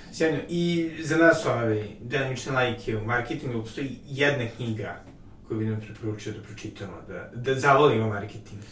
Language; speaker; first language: Serbian; native; Serbian